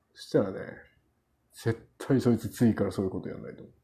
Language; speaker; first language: Japanese; non-native, fluent; Korean